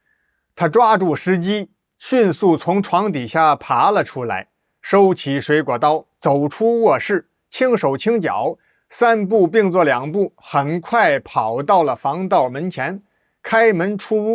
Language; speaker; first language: Chinese; native; Chinese